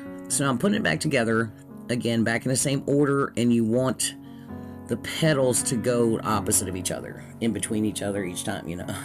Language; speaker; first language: English; native; English